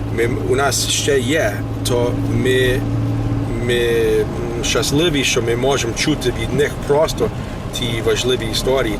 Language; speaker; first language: Ukrainian; early bilingual, heritage; Ukrainian